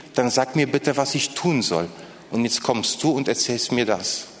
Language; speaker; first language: German; non-native, fluent; Polish